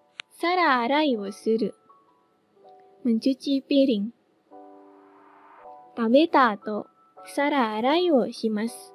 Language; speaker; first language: Japanese; non-native, fluent; Indonesian